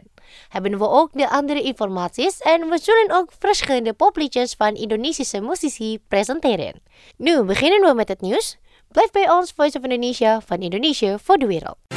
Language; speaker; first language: Dutch; non-native, fluent; Indonesian